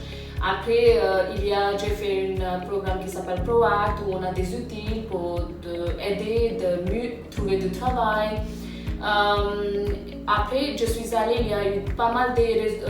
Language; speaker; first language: French; non-native, fluent; English